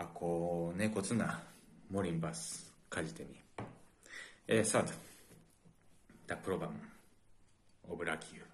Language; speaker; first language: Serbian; non-native, learner; Japanese